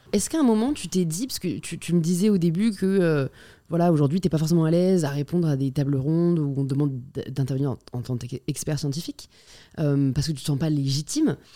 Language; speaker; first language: French; native; French